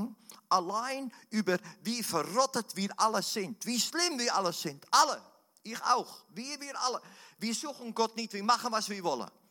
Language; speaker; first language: German; non-native, learner; Dutch